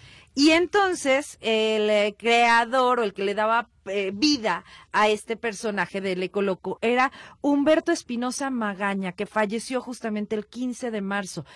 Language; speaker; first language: Spanish; native; Spanish